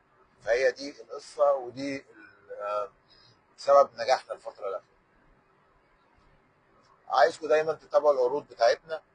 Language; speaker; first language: Arabic; native; Arabic